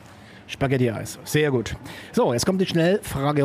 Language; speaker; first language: German; native; German